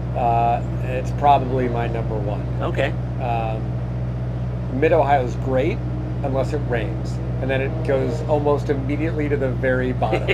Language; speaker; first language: English; native; English